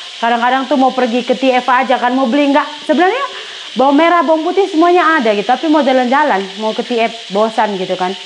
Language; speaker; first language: Indonesian; native; Indonesian